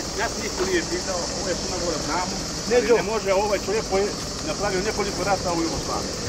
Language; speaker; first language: Serbian; non-native, local second language; Albanian